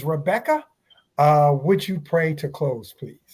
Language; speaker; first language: English; native; English